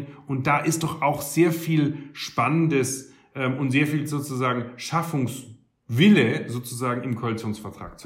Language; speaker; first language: German; native; German